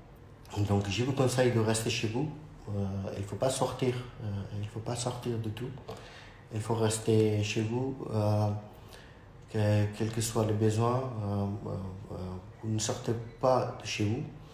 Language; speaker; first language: French; non-native, learner; Urdu